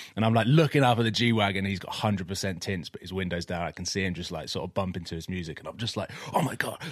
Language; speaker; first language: English; native; English